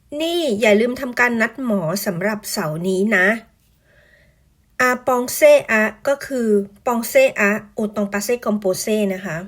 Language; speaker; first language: Thai; native; Thai